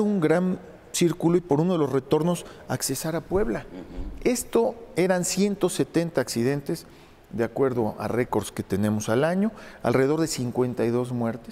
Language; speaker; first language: Spanish; native; Spanish